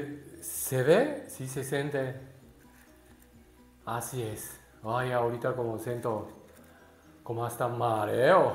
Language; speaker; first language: Spanish; non-native, learner; Japanese